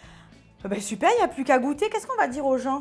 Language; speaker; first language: French; native; French